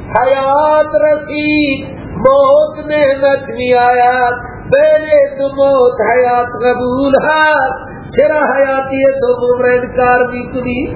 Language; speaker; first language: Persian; non-native, local second language; Baluchi